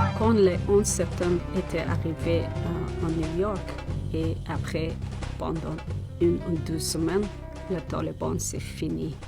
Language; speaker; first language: French; non-native, learner; Persian